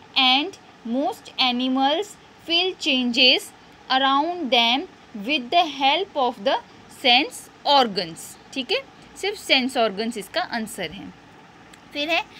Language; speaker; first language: Hindi; non-native, local second language; Gujarati